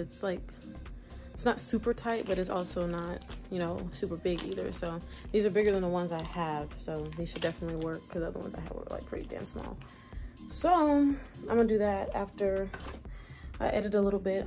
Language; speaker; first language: English; native; English